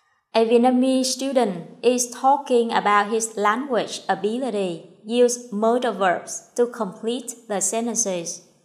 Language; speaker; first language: English; non-native, fluent; Vietnamese